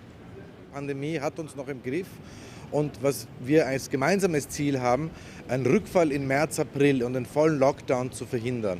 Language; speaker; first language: German; native; German